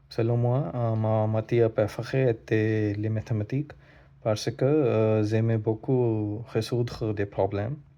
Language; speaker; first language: French; non-native, learner; Hindi